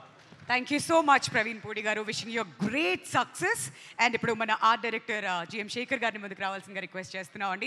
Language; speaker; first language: Telugu; native; Telugu